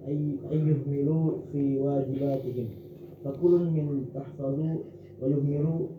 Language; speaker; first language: Arabic; non-native, learner; Indonesian